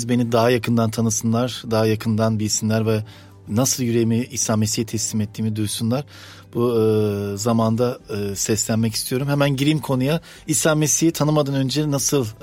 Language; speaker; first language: Turkish; native; Turkish